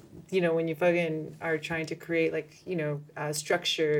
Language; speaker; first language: English; early bilingual, other home language; Spanish